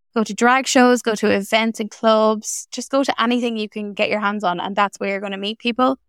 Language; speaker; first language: English; native; English